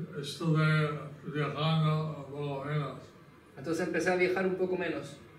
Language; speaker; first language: Spanish; non-native, learner; English